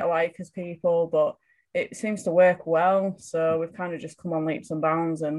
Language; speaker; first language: English; native; English